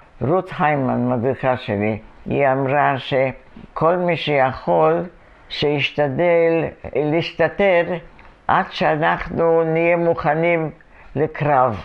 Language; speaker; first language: Hebrew; non-native, fluent; Polish